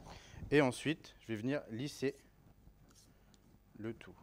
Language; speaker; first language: French; native; French